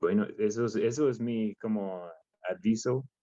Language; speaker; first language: Spanish; non-native, learner; English